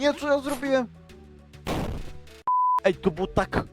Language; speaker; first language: Polish; native; Polish